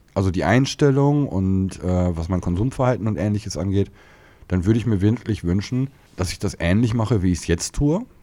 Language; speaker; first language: German; native; German